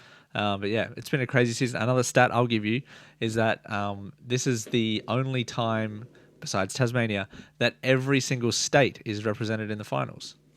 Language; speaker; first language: English; native; English